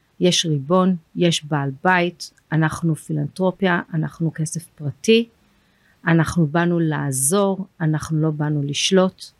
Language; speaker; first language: Hebrew; early bilingual, heritage; Hebrew